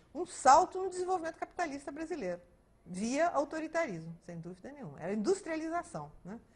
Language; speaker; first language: Portuguese; early bilingual, other home language; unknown